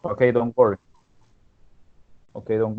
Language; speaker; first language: English; non-native, learner; Spanish